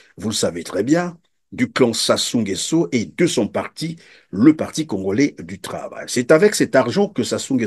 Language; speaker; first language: French; non-native, local second language; Lingala